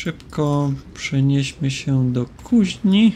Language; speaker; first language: Polish; native; Polish